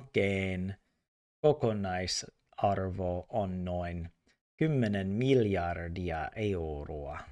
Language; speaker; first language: Finnish; non-native, learner; English